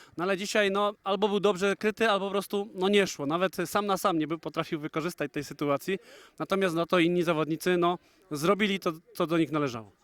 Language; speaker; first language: Polish; native; Polish